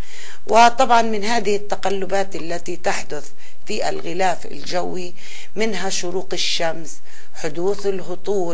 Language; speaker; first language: Arabic; native; Arabic